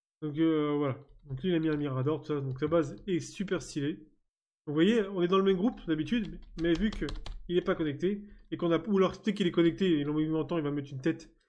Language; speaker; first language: French; native; French